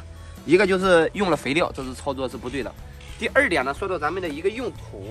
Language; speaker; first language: Chinese; native; Chinese